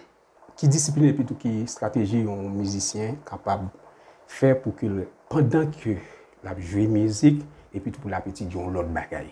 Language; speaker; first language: French; non-native, local second language; Haitian Creole